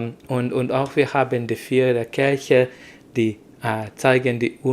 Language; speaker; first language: German; non-native, learner; Hungarian